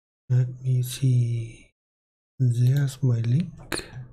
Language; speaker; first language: English; non-native, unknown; German